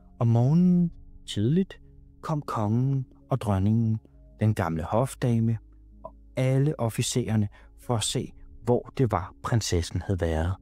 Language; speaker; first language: Danish; native; Danish